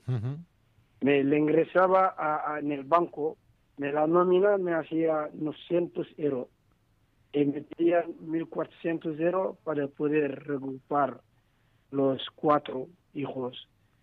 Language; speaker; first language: Spanish; non-native, learner; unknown